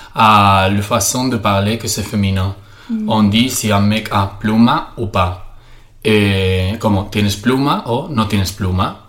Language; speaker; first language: French; non-native, fluent; Spanish